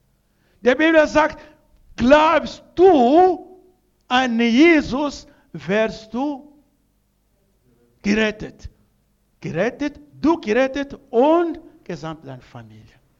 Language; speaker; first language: German; non-native, learner; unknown